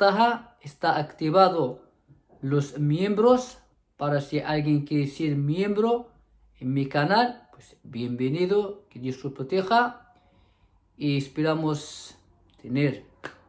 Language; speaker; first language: Spanish; non-native, fluent; Arabic